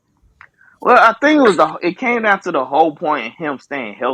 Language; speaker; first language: English; native; English